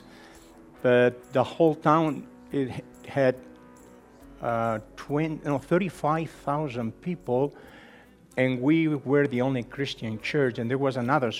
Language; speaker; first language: English; non-native, fluent; Spanish